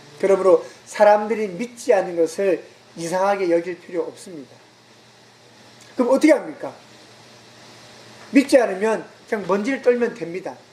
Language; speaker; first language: Korean; native; Korean